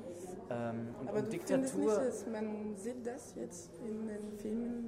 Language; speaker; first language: German; non-native, fluent; French